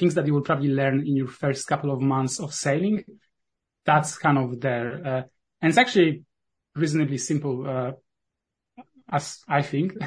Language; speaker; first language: English; non-native, fluent; Polish